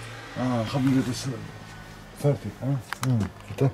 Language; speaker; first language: German; non-native, learner; Greek